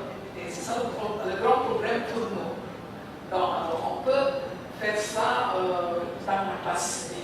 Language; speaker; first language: French; non-native, fluent; Indonesian